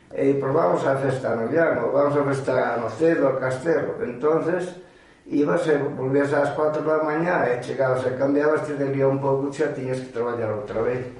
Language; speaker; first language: Galician; native; Galician